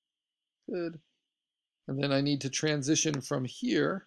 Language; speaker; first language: English; native; English